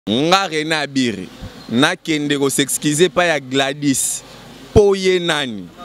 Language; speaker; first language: Lingala; native; Lingala